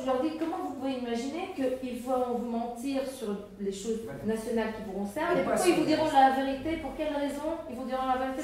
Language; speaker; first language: French; non-native, fluent; Arabic